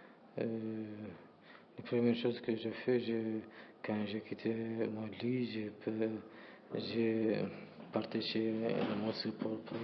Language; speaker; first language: French; non-native, learner; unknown